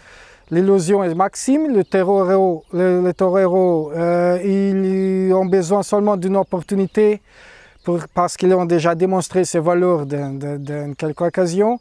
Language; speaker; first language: French; non-native, fluent; Portuguese